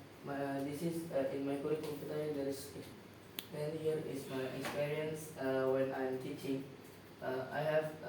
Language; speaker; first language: English; non-native, learner; Indonesian